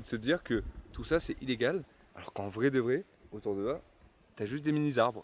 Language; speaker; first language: French; native; French